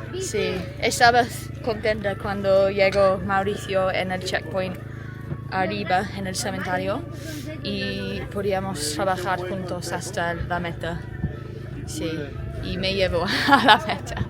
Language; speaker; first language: Spanish; non-native, fluent; English